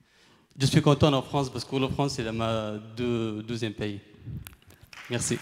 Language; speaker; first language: French; non-native, learner; Arabic